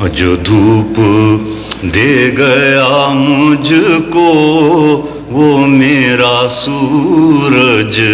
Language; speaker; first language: Urdu; native; Urdu